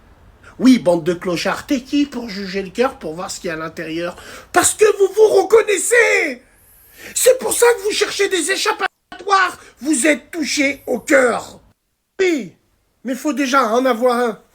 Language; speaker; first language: French; native; French